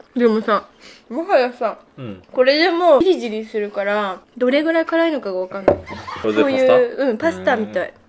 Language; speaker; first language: Japanese; native; Japanese